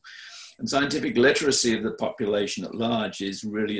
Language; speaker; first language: English; native; English